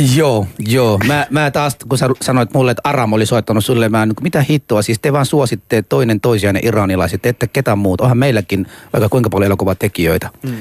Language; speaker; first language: Finnish; non-native, fluent; Persian